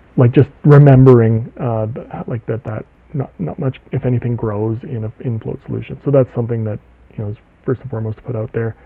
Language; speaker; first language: English; native; English